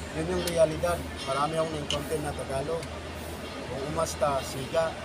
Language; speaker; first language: Filipino; non-native, local second language; Cebuano